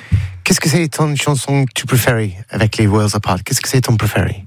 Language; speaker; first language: French; non-native, learner; English